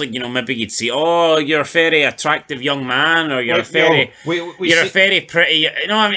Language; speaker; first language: English; native; English